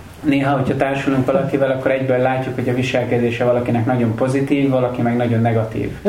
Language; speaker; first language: Hungarian; native; Hungarian